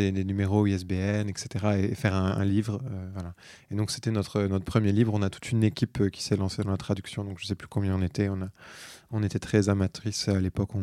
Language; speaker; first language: French; native; French